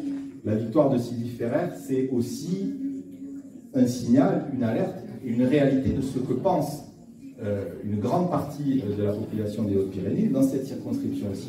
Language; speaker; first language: French; native; French